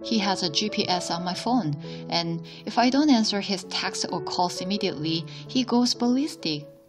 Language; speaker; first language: English; non-native, fluent; Korean